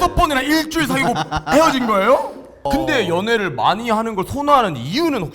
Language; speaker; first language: Korean; native; Korean